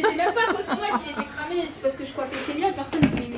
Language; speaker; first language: French; native; French